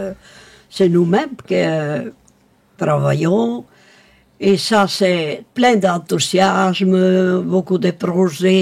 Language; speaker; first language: French; non-native, local second language; Spanish